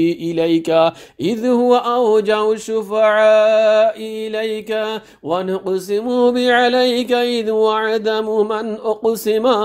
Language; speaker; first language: Arabic; non-native, learner; Bangla